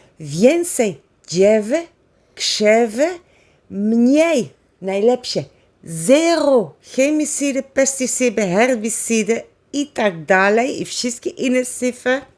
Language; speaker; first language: Polish; non-native, learner; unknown